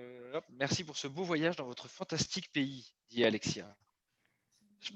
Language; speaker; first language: French; native; French